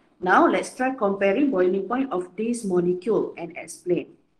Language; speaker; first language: English; non-native, local second language; Malay